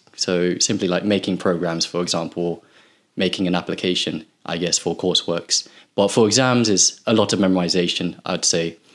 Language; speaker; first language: English; native; English